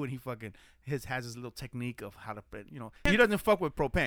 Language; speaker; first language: English; early bilingual, other home language; Spanish